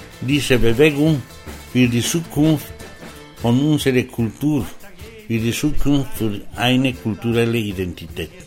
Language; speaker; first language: German; non-native, learner; Spanish